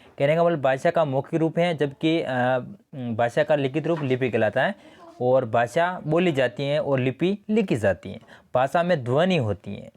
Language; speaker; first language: Hindi; native; Hindi